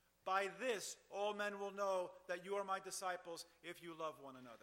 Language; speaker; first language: English; native; English